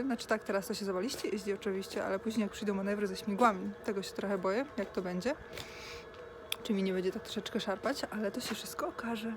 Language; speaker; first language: Polish; native; Polish